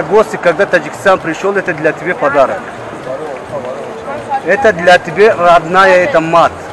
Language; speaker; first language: Russian; non-native, learner; Tajik